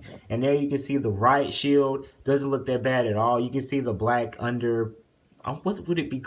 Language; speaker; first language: English; native; English